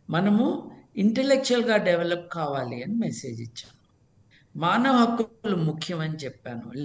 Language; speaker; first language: Telugu; native; Telugu